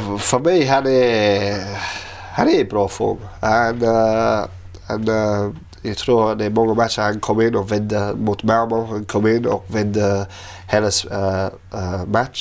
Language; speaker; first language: Swedish; non-native, learner; English